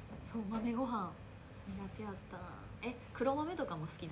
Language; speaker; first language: Japanese; native; Japanese